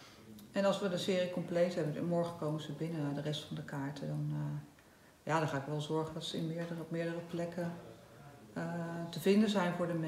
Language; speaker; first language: Dutch; native; Dutch